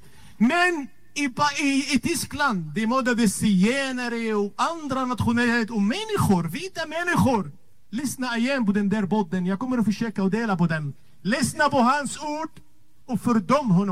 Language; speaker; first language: Swedish; non-native, learner; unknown